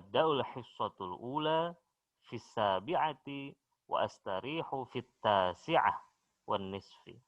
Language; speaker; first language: Arabic; non-native, fluent; Indonesian